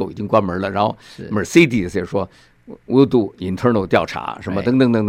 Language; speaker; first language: Chinese; native; Chinese